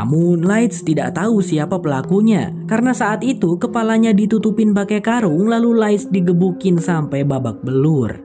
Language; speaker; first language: Indonesian; native; Indonesian